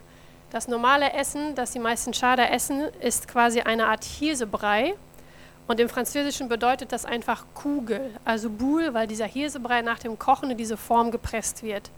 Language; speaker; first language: German; native; German